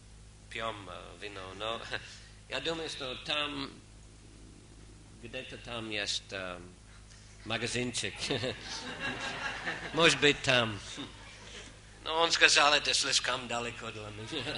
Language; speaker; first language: Russian; non-native, fluent; English